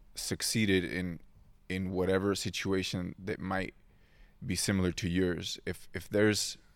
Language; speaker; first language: English; early bilingual, other home language; Spanish